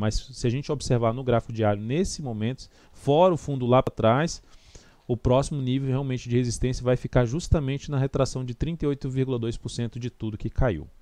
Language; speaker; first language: Portuguese; native; Portuguese